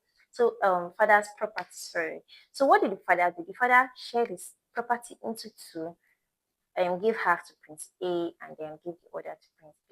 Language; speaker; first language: English; non-native, local second language; Igbo